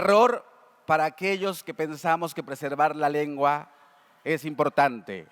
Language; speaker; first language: Spanish; native; Spanish